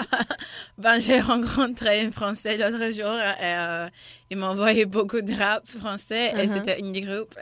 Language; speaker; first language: French; non-native, local second language; English